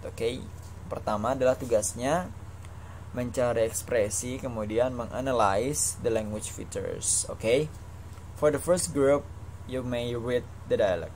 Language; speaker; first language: English; non-native, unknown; Indonesian